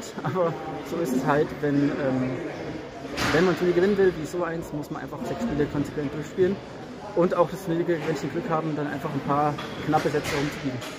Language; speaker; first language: German; native; German